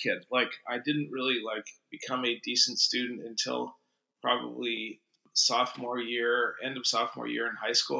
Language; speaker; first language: English; native; English